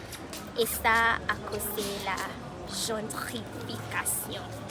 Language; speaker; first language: French; non-native, fluent; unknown